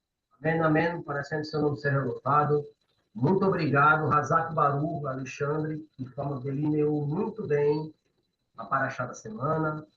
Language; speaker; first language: Portuguese; native; Portuguese